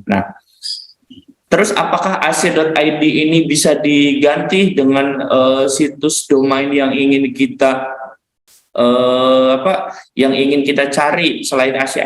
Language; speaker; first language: Indonesian; native; Indonesian